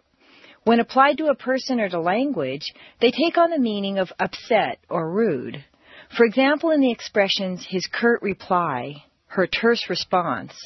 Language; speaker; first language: English; native; English